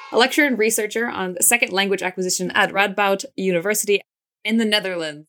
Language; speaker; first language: English; native; English